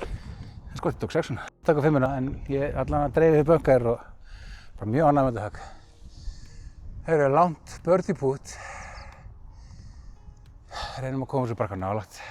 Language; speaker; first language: Icelandic; native; Icelandic